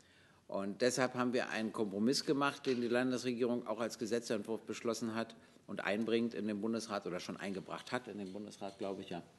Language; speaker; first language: German; native; German